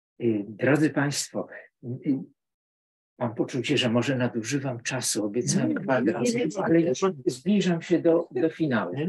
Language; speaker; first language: Polish; native; Polish